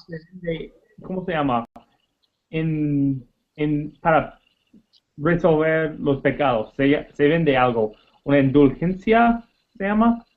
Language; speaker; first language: Spanish; non-native, learner; English